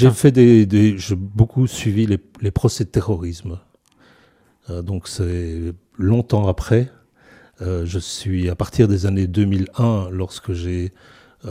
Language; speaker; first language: French; native; French